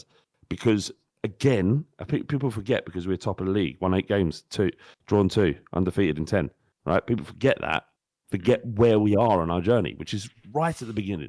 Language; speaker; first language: English; native; English